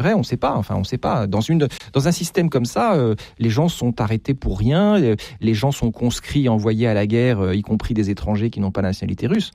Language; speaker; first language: French; native; French